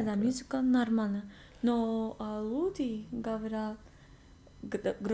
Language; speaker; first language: Russian; non-native, learner; English